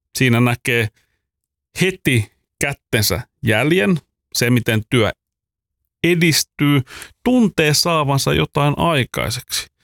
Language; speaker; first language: Finnish; native; Finnish